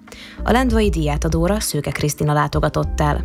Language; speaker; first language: Hungarian; native; Hungarian